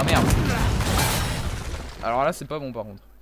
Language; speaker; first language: French; native; French